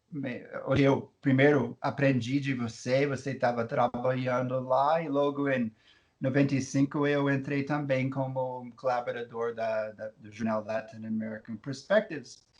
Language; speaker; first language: Portuguese; non-native, fluent; English